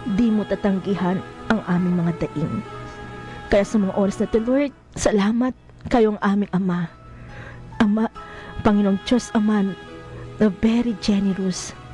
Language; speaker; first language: Filipino; native; Filipino